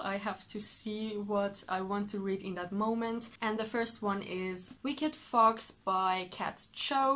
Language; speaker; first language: English; non-native, fluent; Persian